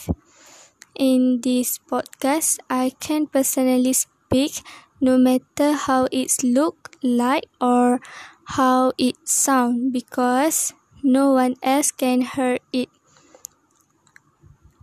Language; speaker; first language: English; non-native, local second language; Malay